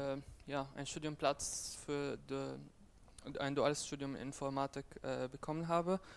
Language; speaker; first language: German; non-native, fluent; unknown